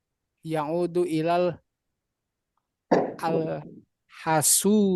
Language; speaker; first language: Arabic; non-native, learner; Indonesian